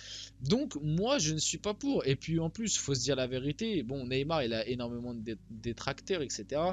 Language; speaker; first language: French; early bilingual, other home language; Portuguese